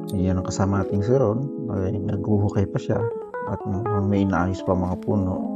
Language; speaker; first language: Filipino; native; Filipino